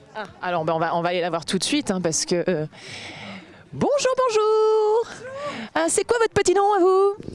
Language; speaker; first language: French; native; French